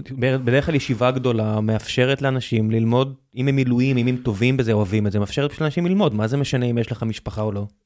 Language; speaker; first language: Hebrew; native; Hebrew